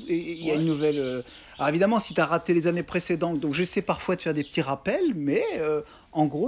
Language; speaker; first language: French; native; French